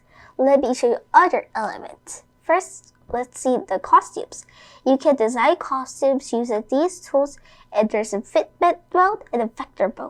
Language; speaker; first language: English; non-native, fluent; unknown